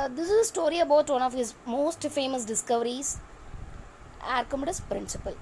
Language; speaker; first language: English; non-native, local second language; Tamil